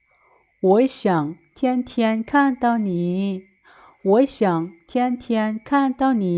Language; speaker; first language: Chinese; non-native, fluent; Lao